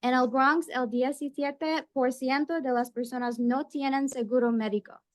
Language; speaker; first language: Spanish; non-native, learner; English